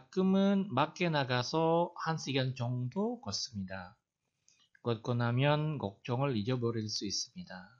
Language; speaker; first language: Korean; non-native, fluent; Indonesian